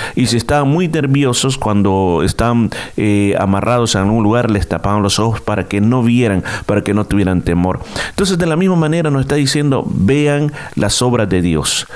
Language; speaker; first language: Spanish; native; Spanish